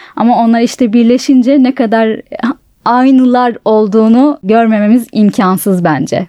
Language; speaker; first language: Turkish; native; Turkish